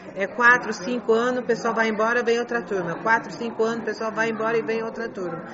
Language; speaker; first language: Portuguese; non-native, fluent; Chinese